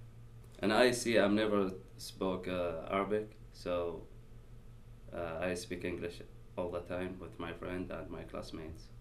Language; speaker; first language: English; non-native, learner; Arabic